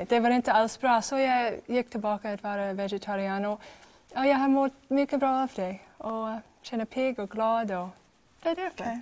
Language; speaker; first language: Swedish; non-native, fluent; English